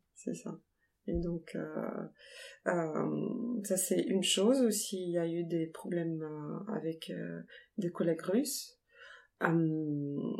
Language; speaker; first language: French; non-native, fluent; Ukrainian